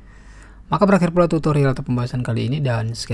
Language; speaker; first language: Indonesian; native; Indonesian